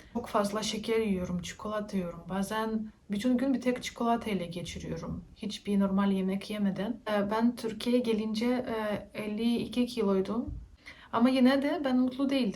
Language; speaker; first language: Turkish; non-native, learner; Russian